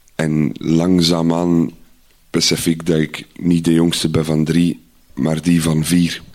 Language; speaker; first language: Dutch; native; Dutch